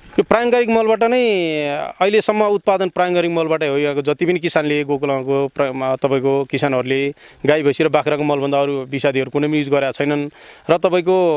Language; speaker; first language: Nepali; non-native, local second language; Sherpa